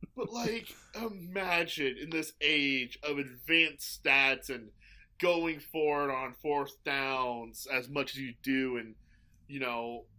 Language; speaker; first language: English; native; English